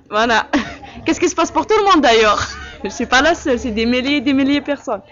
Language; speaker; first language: French; non-native, local second language; Kabyle